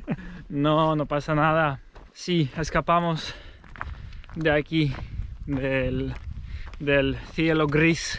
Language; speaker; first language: Spanish; non-native, fluent; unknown